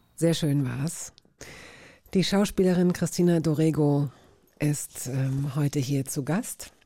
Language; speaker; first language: German; native; German